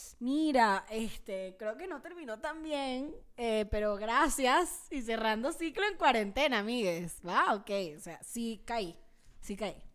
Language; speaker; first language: Spanish; native; Spanish